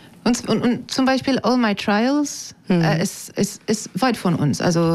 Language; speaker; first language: German; non-native, fluent; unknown